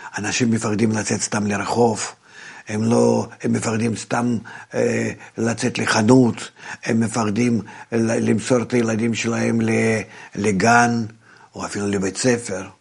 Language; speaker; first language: Hebrew; non-native, fluent; Russian